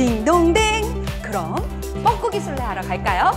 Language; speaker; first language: Korean; native; Korean